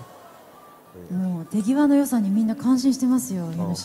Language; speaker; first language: Japanese; native; Japanese